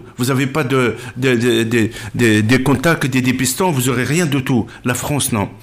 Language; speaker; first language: French; non-native, local second language; Arabic